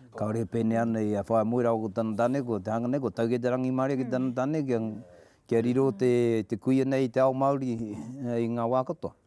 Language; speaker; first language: Māori; native; Māori